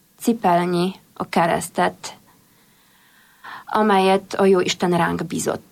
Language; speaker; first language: Hungarian; non-native, fluent; Polish